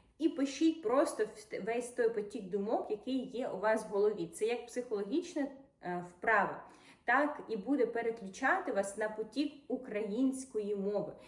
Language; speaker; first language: Ukrainian; non-native, local second language; Russian